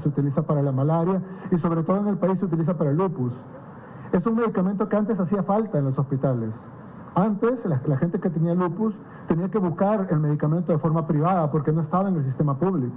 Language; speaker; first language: Spanish; native; Spanish